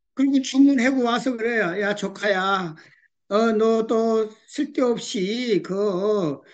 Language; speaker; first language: Korean; early bilingual, heritage; Korean